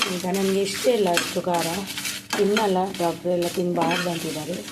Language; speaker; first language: Kannada; non-native, local second language; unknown